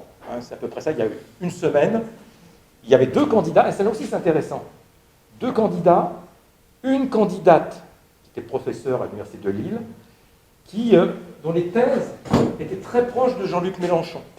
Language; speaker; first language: French; native; French